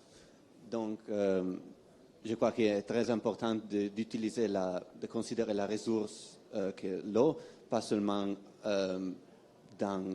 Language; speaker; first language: French; non-native, fluent; Italian